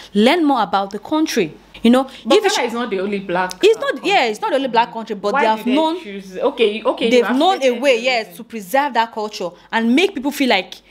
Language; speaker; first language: English; non-native, local second language; Igbo